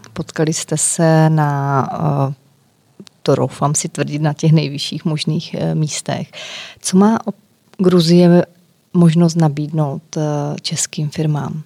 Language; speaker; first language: Czech; native; Czech